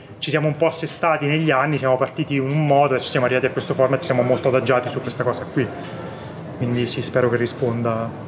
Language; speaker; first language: Italian; native; Italian